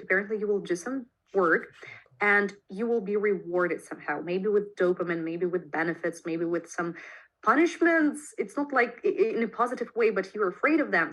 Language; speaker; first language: English; non-native, fluent; Russian